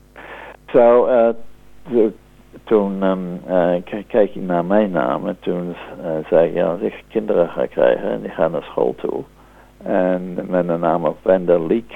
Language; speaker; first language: Dutch; native; Dutch